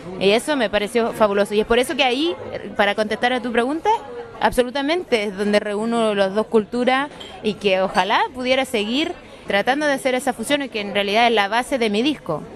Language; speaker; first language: Spanish; early bilingual, heritage; Spanish